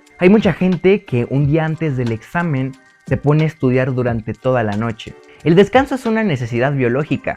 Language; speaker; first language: Spanish; native; Spanish